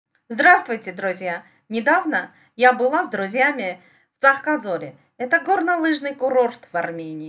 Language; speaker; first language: Russian; non-native, local second language; Armenian